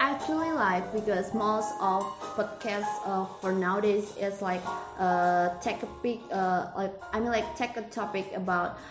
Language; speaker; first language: English; non-native, learner; Indonesian